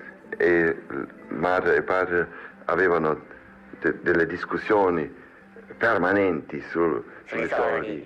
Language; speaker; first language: Italian; non-native, learner; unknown